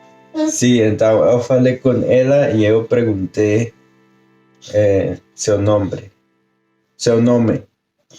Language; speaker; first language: Portuguese; non-native, learner; Spanish